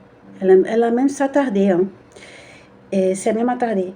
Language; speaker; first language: French; non-native, fluent; Portuguese